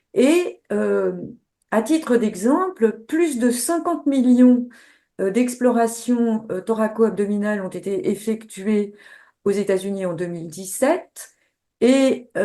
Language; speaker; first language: French; native; French